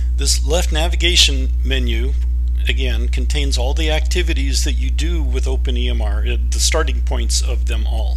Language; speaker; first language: English; native; English